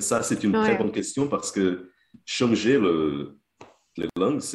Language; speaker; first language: French; non-native, fluent; Portuguese